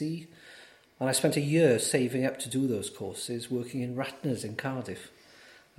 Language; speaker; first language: English; native; English